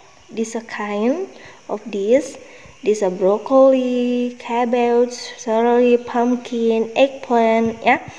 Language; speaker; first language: English; non-native, learner; Indonesian